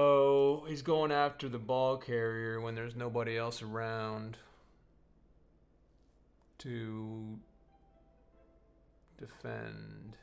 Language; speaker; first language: English; native; English